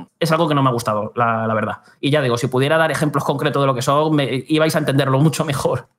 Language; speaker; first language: Spanish; native; Spanish